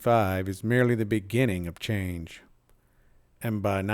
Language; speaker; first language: English; native; English